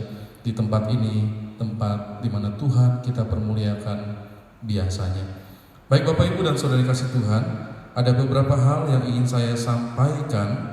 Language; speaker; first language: Indonesian; native; Indonesian